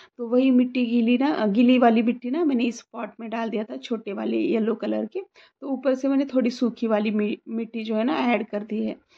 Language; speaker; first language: Hindi; non-native, local second language; Marathi